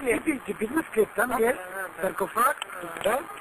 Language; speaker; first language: Russian; non-native, learner; Italian